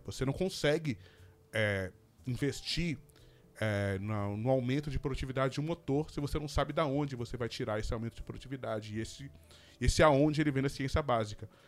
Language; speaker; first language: Portuguese; native; Portuguese